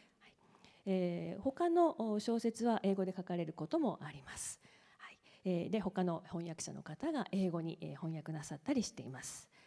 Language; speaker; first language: Japanese; native; Japanese